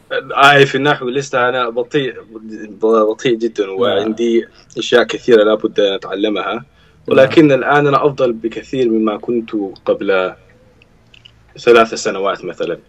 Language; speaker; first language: Arabic; non-native, learner; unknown